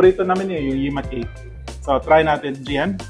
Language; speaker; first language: Filipino; non-native, local second language; Cebuano